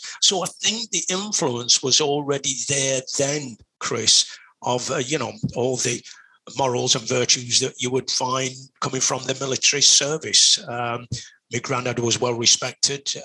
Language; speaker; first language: English; native; English